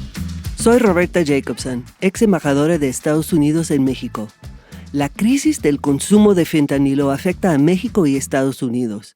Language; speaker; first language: Spanish; non-native, fluent; English